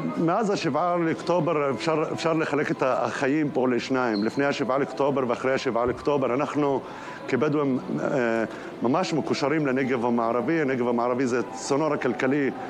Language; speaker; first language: Hebrew; non-native, local second language; Arabic